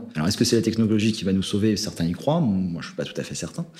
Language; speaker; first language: French; native; French